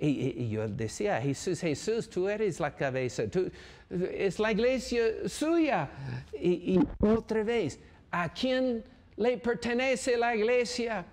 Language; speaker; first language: Spanish; non-native, fluent; English